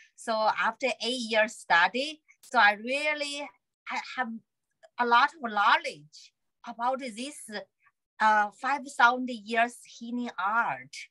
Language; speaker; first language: English; non-native, fluent; Chinese